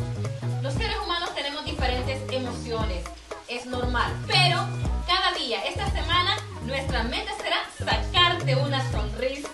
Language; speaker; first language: Spanish; native; Spanish